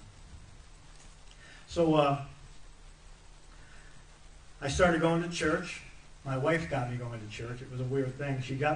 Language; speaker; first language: English; native; English